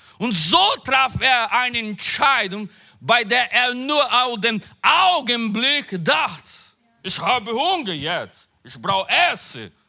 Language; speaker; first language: German; non-native, learner; Portuguese